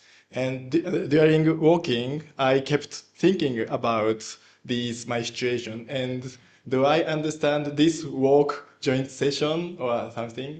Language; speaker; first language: English; non-native, learner; Japanese